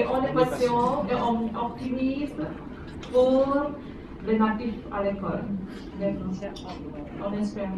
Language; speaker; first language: French; non-native, learner; Indonesian